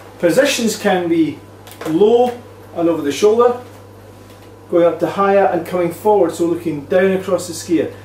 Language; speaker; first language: English; native; English